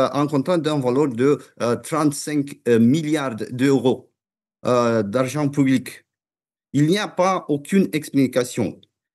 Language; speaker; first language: French; non-native, fluent; Romanian